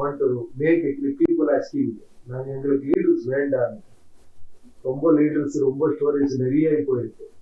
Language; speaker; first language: Tamil; non-native, learner; Kannada